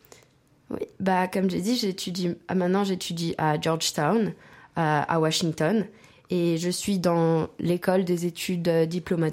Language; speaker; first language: French; non-native, fluent; Spanish